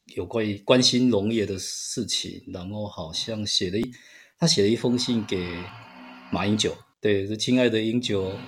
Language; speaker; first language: Chinese; native; Chinese